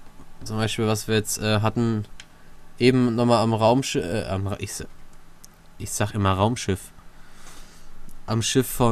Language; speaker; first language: German; native; German